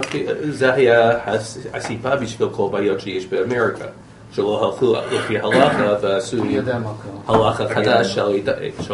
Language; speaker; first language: Hebrew; non-native, fluent; English